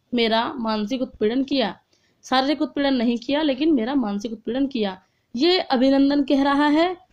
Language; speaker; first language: Hindi; native; Hindi